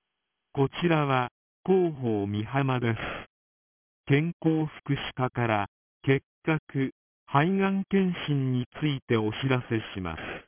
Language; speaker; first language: Japanese; native; Japanese